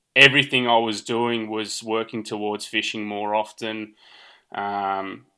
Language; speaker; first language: English; early bilingual, other home language; Portuguese